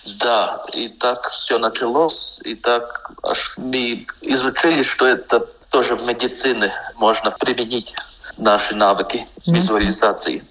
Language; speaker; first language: Russian; non-native, local second language; Latvian